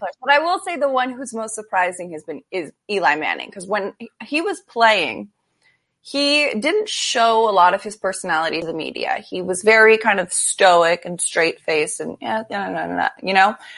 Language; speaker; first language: English; native; English